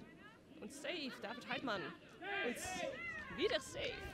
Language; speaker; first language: German; non-native, learner; Dutch